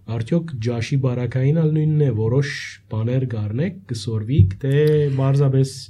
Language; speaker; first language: Armenian; early bilingual, heritage; Armenian